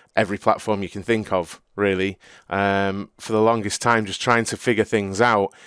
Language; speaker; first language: English; native; English